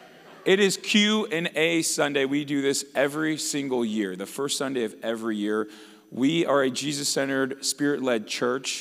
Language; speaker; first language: English; native; English